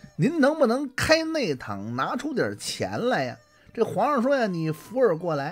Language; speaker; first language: Chinese; native; Chinese